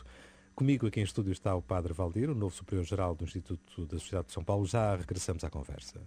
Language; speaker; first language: Portuguese; native; Portuguese